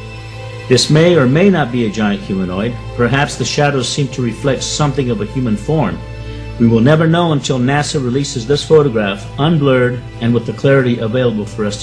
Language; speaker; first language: English; native; English